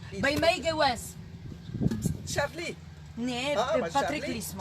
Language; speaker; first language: Dutch; non-native, learner; Polish